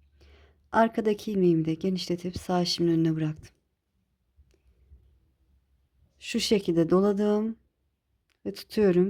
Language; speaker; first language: Turkish; native; Turkish